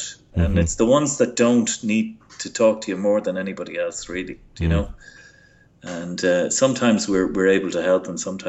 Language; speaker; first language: English; native; English